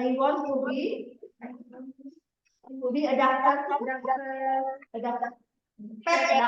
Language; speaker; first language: English; non-native, learner; Indonesian